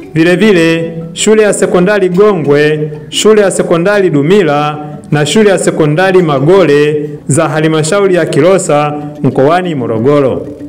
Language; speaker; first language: Swahili; native; Swahili